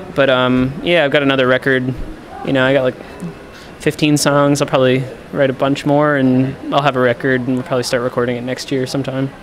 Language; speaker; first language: English; native; English